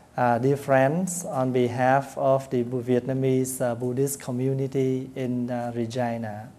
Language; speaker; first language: English; non-native, fluent; Vietnamese